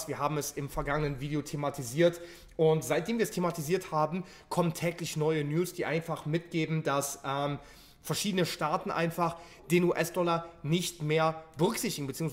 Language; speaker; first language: German; native; German